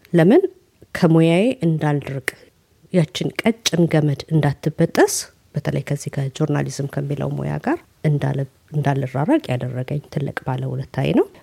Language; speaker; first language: Amharic; native; Amharic